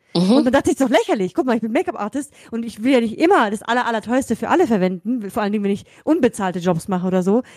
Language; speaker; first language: German; native; German